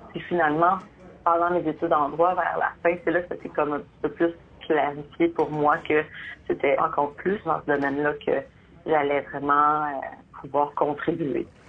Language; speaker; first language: French; native; French